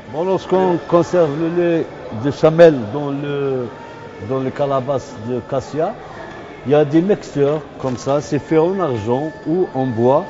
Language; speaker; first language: French; non-native, local second language; Arabic